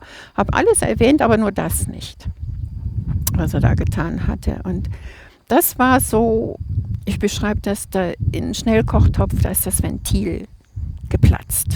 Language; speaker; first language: German; native; German